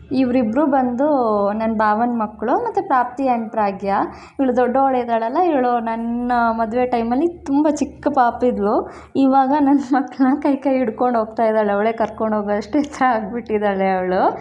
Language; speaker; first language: Kannada; native; Kannada